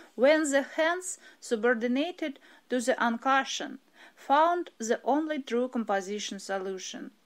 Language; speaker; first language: English; non-native, fluent; Russian